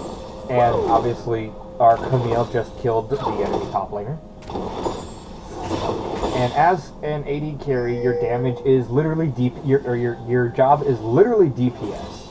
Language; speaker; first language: English; native; English